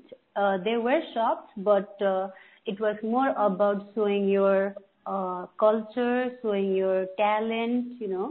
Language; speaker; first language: English; non-native, local second language; Nepali